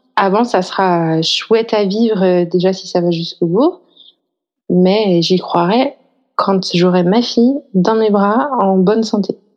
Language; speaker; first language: French; native; French